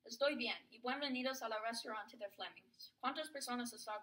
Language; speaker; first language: Spanish; non-native, learner; English